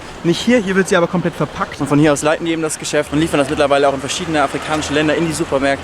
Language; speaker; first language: German; native; German